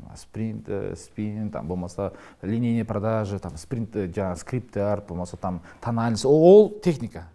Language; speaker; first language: Russian; non-native, local second language; Kazakh